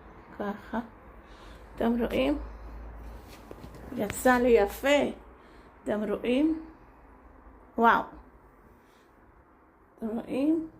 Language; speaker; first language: Hebrew; non-native, learner; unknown